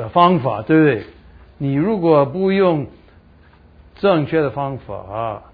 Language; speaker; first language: Chinese; non-native, fluent; English